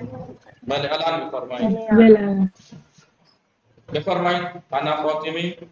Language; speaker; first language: Urdu; native; Urdu